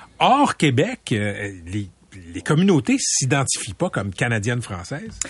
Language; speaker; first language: French; native; French